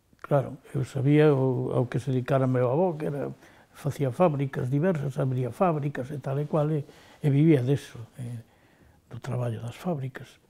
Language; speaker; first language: Galician; native; Galician